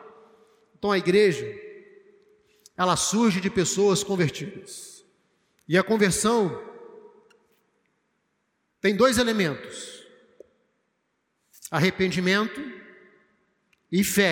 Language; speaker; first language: Portuguese; native; Portuguese